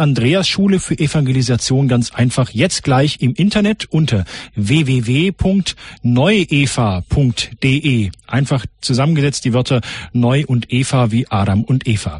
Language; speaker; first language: German; native; German